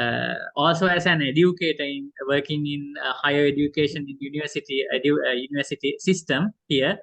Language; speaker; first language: English; non-native, local second language; Sinhala